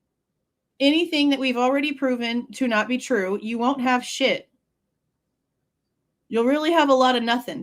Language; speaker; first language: English; native; English